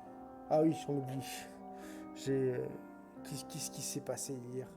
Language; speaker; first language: French; native; French